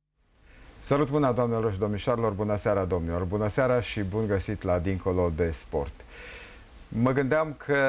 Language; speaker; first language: Romanian; native; Romanian